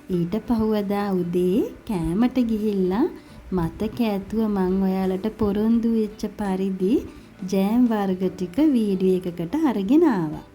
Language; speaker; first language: Sinhala; native; Sinhala